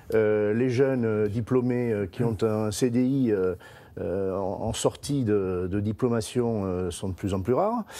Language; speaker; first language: French; native; French